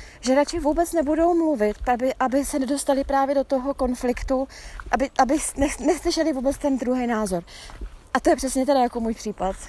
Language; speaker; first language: Czech; native; Czech